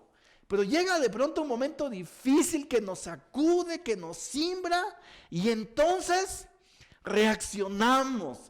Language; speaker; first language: Spanish; native; Spanish